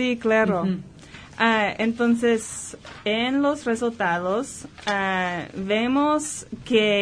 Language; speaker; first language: Spanish; early bilingual, heritage; Spanish